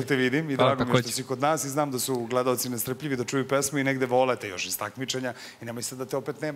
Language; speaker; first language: Serbian; native; Serbian